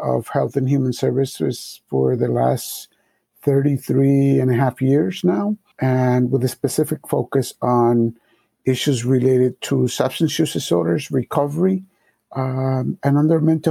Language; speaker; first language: English; early bilingual, other home language; Spanish